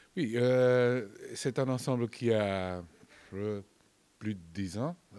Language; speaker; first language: French; non-native, fluent; Portuguese